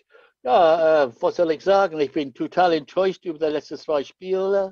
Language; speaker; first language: German; non-native, learner; English